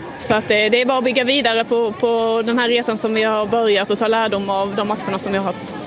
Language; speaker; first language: Swedish; native; Swedish